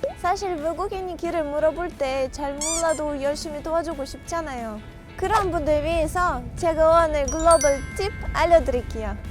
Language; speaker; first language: Korean; non-native, fluent; Russian